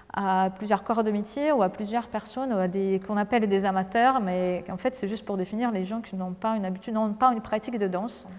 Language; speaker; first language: French; non-native, fluent; Portuguese